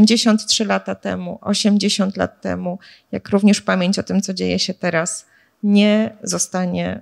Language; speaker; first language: Polish; native; Polish